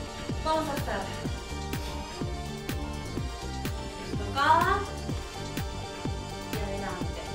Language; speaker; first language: Spanish; native; Spanish